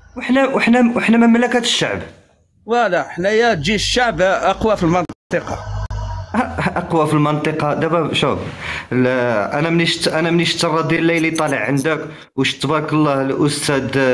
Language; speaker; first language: Arabic; native; Arabic